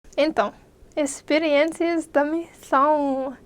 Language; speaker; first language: Portuguese; non-native, fluent; English